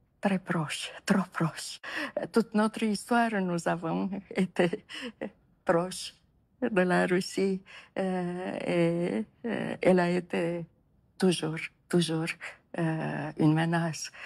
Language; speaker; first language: French; non-native, fluent; Romanian